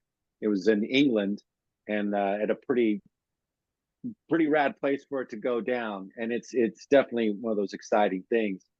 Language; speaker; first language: English; native; English